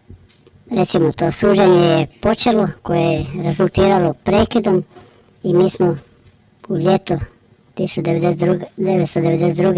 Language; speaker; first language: Croatian; native; Croatian